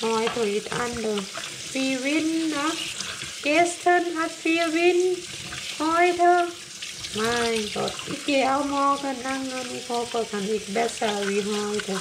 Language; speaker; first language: German; non-native, learner; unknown